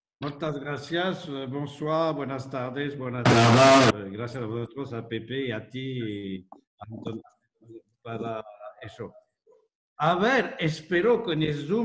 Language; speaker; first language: Spanish; non-native, fluent; French